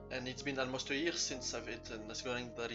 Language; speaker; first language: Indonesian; non-native, learner; French